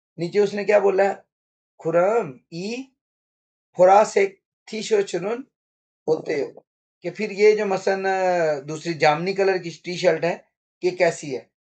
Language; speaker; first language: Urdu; non-native, local second language; Punjabi